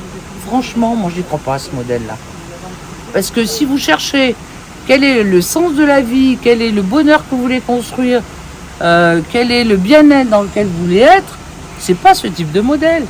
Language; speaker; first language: French; native; French